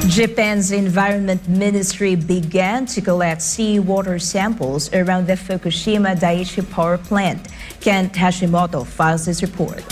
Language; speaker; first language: English; non-native, local second language; Filipino